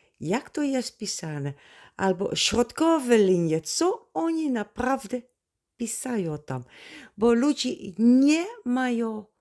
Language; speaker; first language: Polish; non-native, learner; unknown